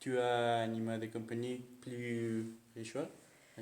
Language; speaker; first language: French; non-native, learner; Spanish